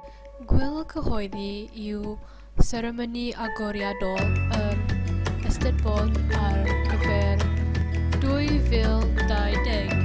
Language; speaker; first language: Welsh; non-native, learner; Malay